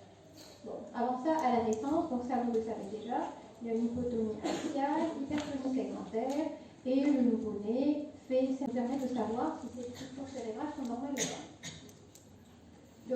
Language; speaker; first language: French; non-native, local second language; Arabic